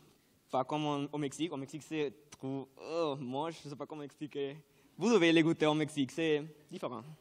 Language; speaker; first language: French; non-native, learner; Spanish